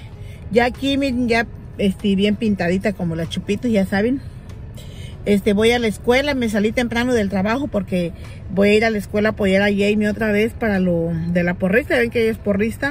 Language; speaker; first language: Spanish; native; Spanish